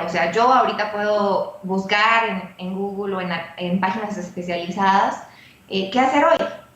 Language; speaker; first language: Spanish; native; Spanish